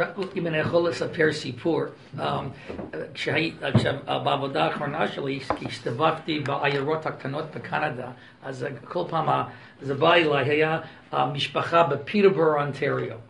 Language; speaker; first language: Hebrew; non-native, fluent; English